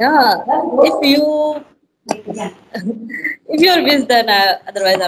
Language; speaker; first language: English; non-native, learner; Hindi